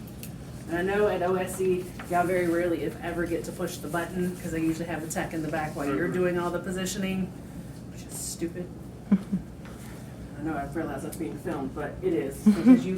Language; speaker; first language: English; native; English